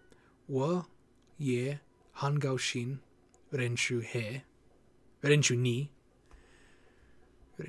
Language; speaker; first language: Chinese; non-native, learner; English